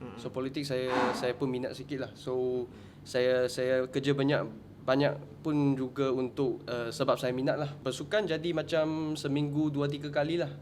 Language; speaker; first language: Malay; non-native, local second language; Chinese